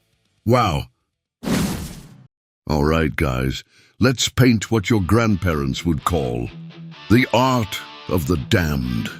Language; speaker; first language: English; native; English